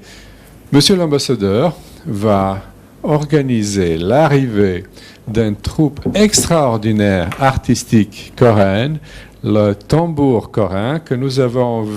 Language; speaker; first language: French; non-native, fluent; Serbian